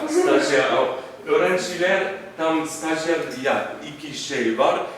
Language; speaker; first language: Turkish; non-native, fluent; French